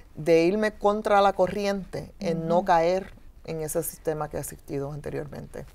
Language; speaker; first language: Spanish; early bilingual, heritage; Spanish